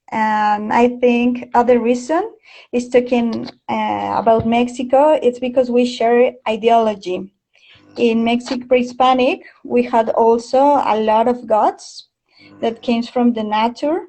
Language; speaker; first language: English; non-native, fluent; Spanish